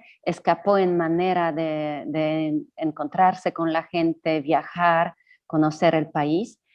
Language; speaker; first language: Spanish; non-native, fluent; Polish